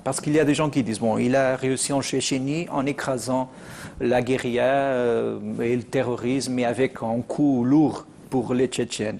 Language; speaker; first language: French; non-native, fluent; Portuguese